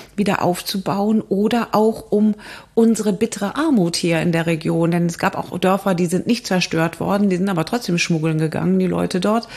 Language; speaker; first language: German; native; German